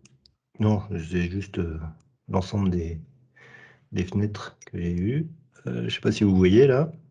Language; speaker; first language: French; native; French